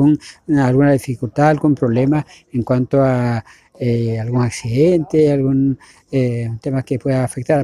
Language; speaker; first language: Spanish; native; Spanish